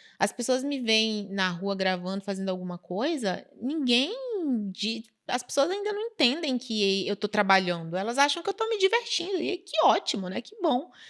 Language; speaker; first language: Portuguese; native; Portuguese